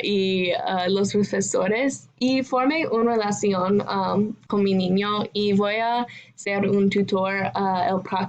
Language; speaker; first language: Spanish; non-native, learner; English